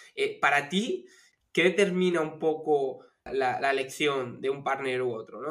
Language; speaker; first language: Spanish; native; Spanish